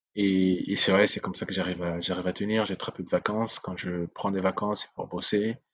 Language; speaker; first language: French; non-native, local second language; Sango